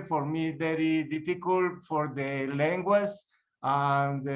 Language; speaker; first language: English; non-native, learner; Spanish